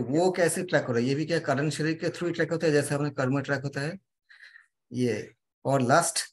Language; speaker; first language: Hindi; non-native, local second language; Bangla